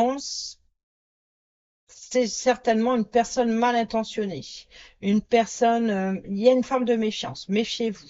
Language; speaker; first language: French; native; French